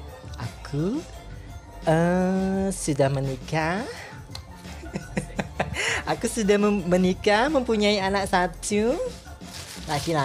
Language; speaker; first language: Indonesian; native; Indonesian